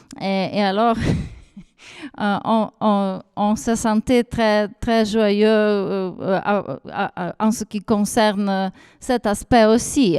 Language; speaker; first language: French; non-native, fluent; Ukrainian